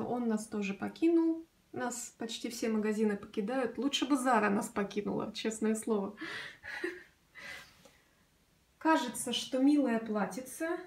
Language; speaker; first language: Russian; native; Russian